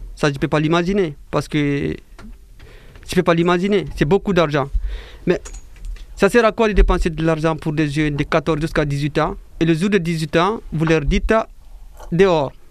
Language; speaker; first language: French; non-native, fluent; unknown